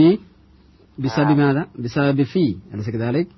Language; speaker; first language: Arabic; non-native, fluent; Indonesian